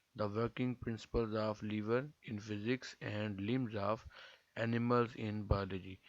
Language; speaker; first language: English; non-native, local second language; Urdu